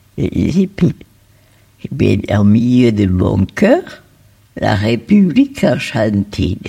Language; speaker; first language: French; non-native, fluent; Spanish